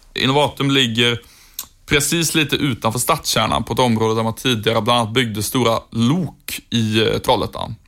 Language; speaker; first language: Swedish; native; Swedish